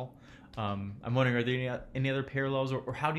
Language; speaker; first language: English; native; English